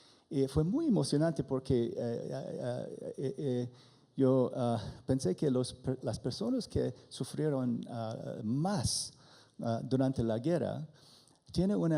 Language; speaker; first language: Spanish; non-native, learner; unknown